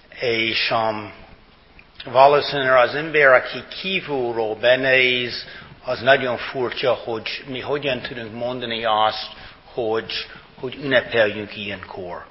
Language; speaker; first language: Hungarian; non-native, fluent; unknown